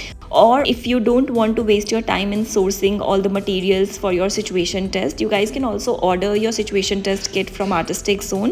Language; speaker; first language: English; non-native, local second language; Hindi